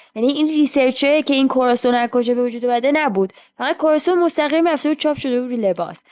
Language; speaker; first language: Persian; native; Persian